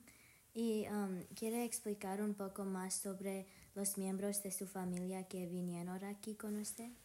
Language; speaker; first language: Spanish; non-native, learner; English